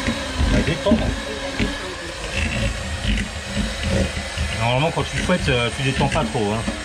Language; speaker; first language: French; native; French